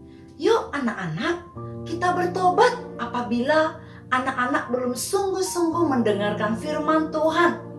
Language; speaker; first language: Indonesian; native; Indonesian